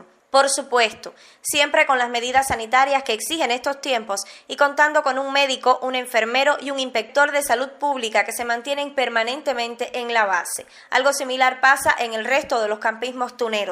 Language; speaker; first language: Spanish; native; Spanish